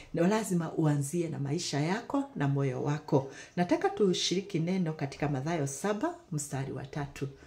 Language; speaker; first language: Swahili; non-native, local second language; Kikuyu